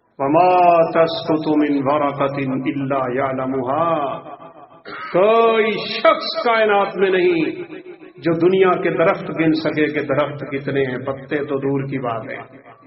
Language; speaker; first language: Urdu; non-native, local second language; Punjabi